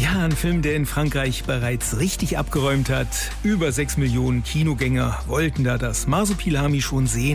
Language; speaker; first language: German; native; German